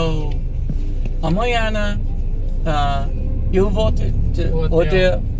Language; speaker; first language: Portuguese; non-native, learner; English